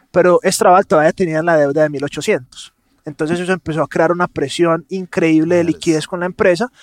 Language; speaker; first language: Spanish; native; Spanish